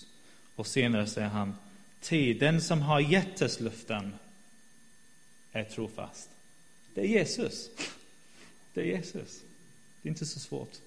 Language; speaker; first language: Swedish; non-native, fluent; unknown